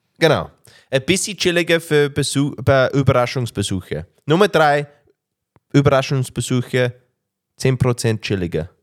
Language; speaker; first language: German; non-native, learner; English